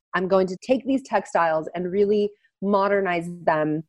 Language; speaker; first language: English; early bilingual, other home language; Turkish